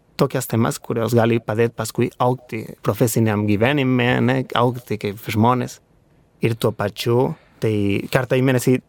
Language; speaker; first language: Lithuanian; non-native, fluent; Spanish